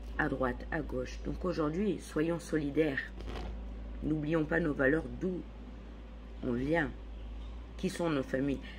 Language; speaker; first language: French; native; French